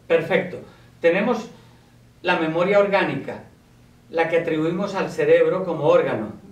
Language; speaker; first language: Spanish; native; Spanish